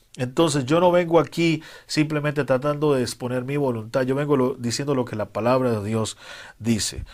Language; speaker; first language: Spanish; native; Spanish